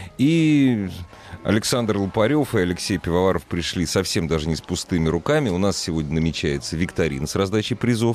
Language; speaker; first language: Russian; native; Russian